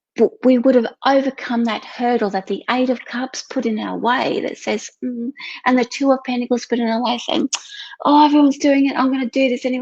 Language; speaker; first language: English; native; English